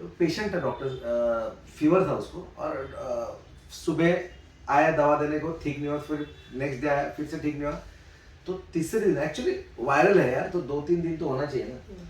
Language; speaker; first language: Hindi; non-native, local second language; Marathi